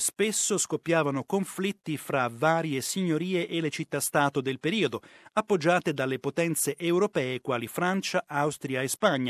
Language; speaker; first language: Italian; native; Italian